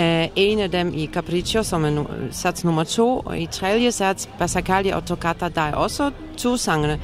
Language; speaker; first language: Danish; non-native, fluent; Polish